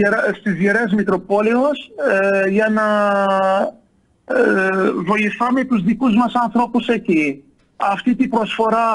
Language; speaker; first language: Greek; non-native, fluent; Arabic